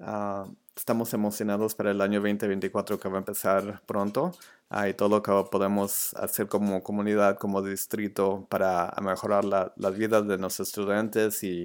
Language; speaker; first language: Spanish; early bilingual, other home language; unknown